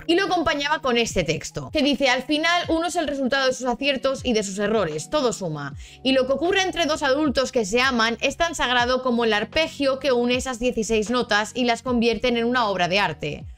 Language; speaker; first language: Spanish; native; Spanish